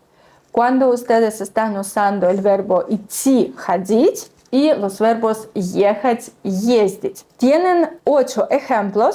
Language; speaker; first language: Spanish; non-native, fluent; Russian